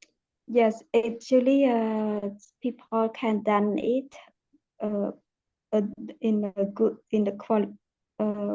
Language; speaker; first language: English; non-native, learner; Khmer